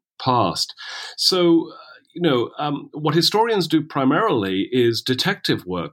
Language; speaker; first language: English; native; English